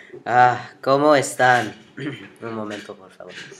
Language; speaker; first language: Spanish; non-native, learner; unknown